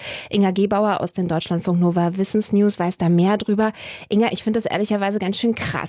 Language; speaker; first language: German; native; German